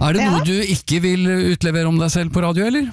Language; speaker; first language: Norwegian; native; Norwegian